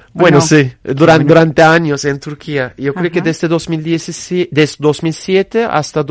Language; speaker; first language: Spanish; non-native, fluent; Turkish